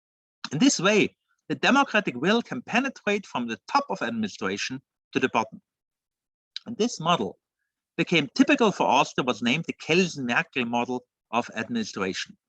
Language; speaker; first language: English; non-native, fluent; German